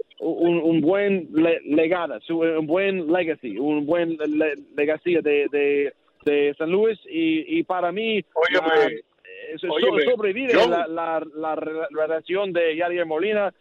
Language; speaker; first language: Spanish; non-native, learner; English